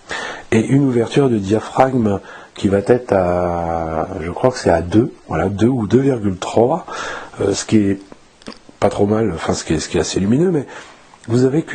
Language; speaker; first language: French; native; French